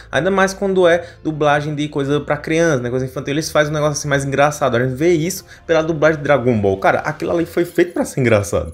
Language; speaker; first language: Portuguese; native; Portuguese